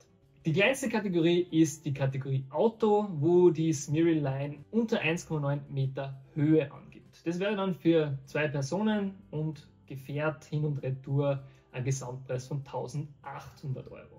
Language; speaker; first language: German; native; German